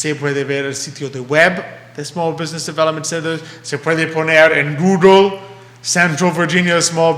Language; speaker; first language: Spanish; early bilingual, heritage; English